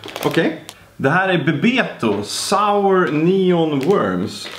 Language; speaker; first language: Swedish; native; Swedish